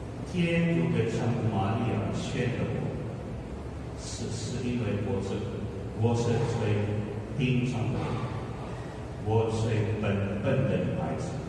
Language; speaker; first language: Chinese; non-native, fluent; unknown